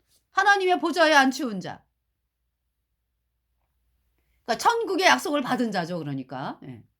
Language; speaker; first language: Korean; native; Korean